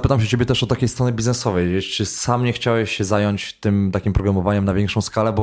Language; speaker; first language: Polish; native; Polish